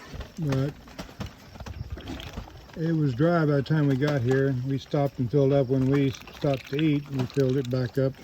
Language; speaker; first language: English; native; English